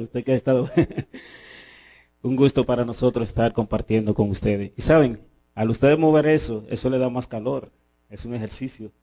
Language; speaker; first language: Spanish; native; Spanish